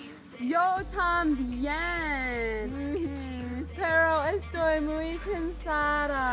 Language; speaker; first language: Spanish; non-native, learner; English